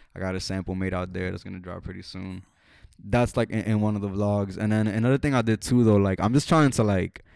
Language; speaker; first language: English; native; English